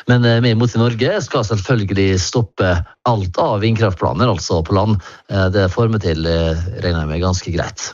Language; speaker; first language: Norwegian; native; Norwegian